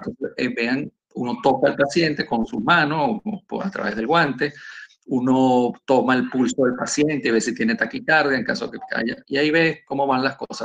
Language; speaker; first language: Spanish; native; Spanish